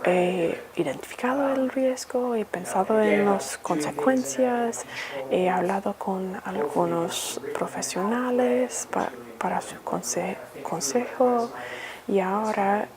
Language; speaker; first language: Spanish; non-native, fluent; English